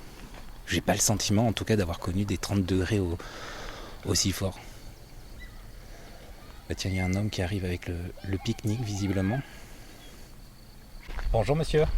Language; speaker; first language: French; native; French